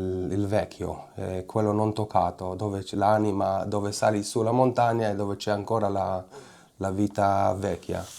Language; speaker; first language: Italian; non-native, fluent; Hebrew